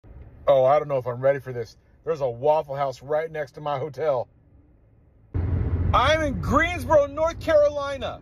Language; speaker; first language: English; native; English